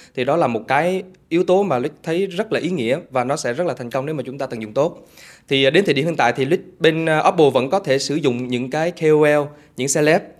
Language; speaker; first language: Vietnamese; native; Vietnamese